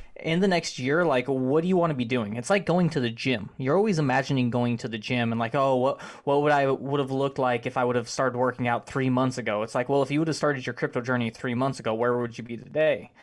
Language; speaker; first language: English; native; English